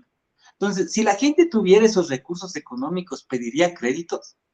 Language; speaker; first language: Spanish; native; Spanish